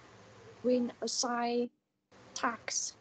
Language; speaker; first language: English; non-native, learner; Vietnamese